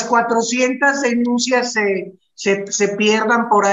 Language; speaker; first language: Spanish; native; Spanish